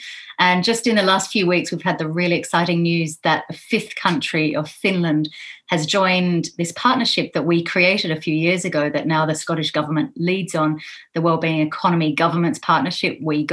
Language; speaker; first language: English; native; English